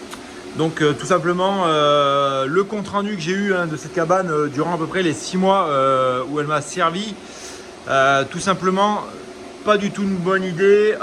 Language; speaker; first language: French; native; French